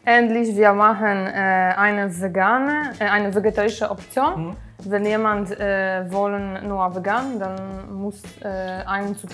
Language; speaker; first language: German; non-native, learner; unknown